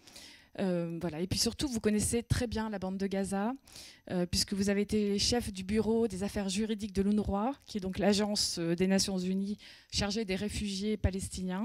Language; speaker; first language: French; native; French